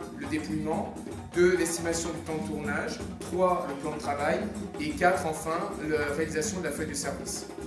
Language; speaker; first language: French; native; French